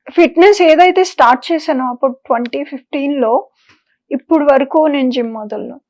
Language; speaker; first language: Telugu; native; Telugu